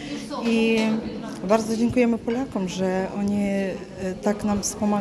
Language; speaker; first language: Polish; non-native, fluent; Ukrainian